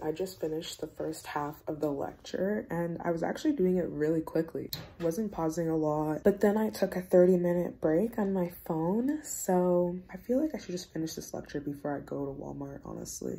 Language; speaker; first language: English; native; English